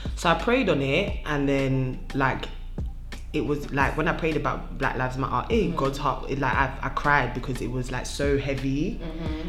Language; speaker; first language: English; non-native, local second language; French